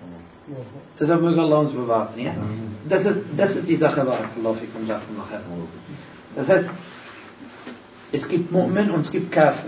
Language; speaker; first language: German; non-native, fluent; Arabic